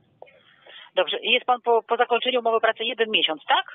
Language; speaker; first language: Polish; native; Polish